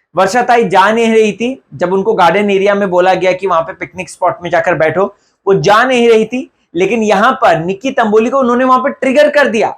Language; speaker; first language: Hindi; non-native, local second language; Marathi